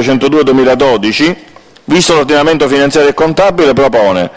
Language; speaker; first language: Italian; native; Italian